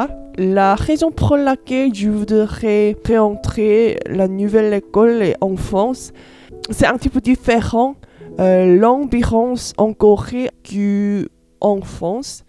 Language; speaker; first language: French; non-native, learner; Korean